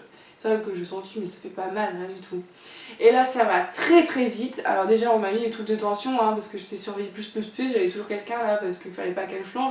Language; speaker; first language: French; native; French